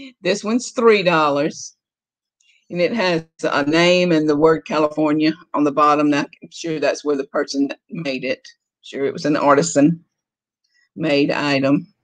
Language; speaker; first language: English; native; English